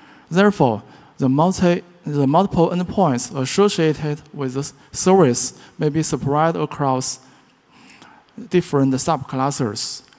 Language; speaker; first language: English; non-native, learner; Chinese